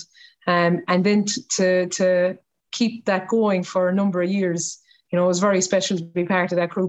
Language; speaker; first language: English; native; English